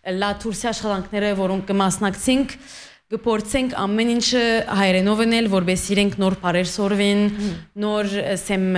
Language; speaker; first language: Armenian; early bilingual, heritage; Armenian